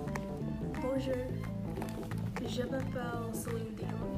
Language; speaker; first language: French; non-native, learner; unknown